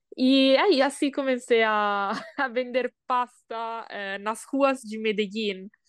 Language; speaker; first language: Portuguese; non-native, learner; Italian